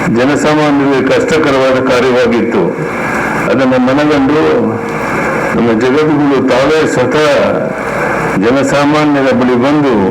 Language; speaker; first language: Kannada; native; Kannada